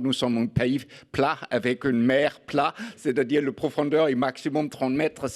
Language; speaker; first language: French; non-native, fluent; Danish